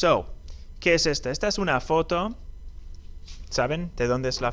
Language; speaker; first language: Spanish; non-native, fluent; English